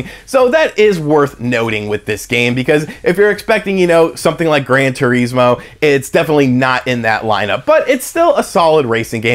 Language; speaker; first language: English; native; English